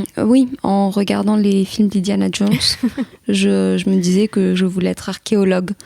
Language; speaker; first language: French; early bilingual, other home language; Greek